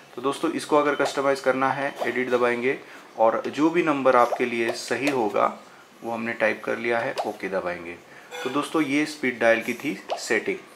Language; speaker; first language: Hindi; non-native, local second language; Marathi